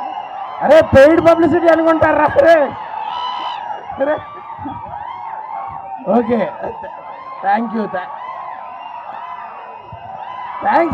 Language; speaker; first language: Telugu; native; Telugu